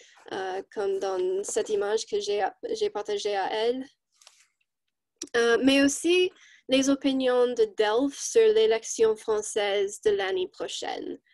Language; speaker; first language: French; non-native, learner; English